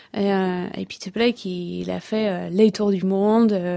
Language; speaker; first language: French; non-native, fluent; English